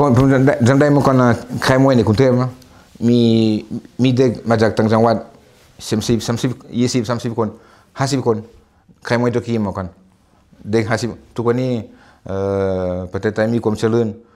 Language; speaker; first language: Thai; non-native, fluent; French